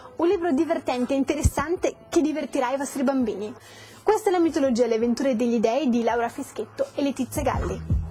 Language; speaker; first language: Italian; native; Italian